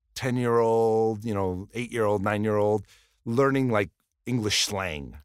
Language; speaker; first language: English; early bilingual, other home language; Spanish